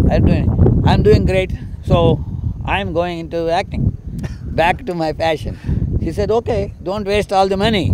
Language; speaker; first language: English; non-native, local second language; Telugu